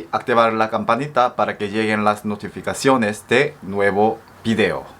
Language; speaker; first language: Spanish; non-native, fluent; Korean